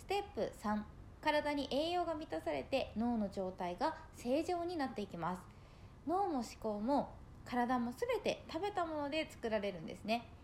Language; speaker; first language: Japanese; native; Japanese